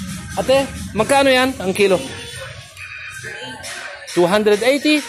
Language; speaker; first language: Filipino; non-native, learner; Arabic